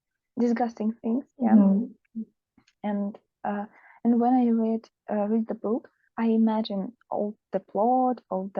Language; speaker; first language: English; non-native, learner; Russian